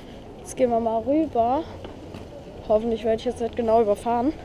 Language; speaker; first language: German; native; German